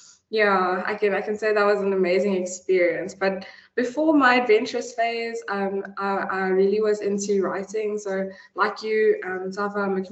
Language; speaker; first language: English; native; English